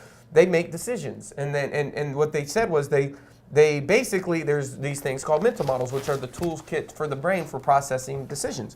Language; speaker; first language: English; native; English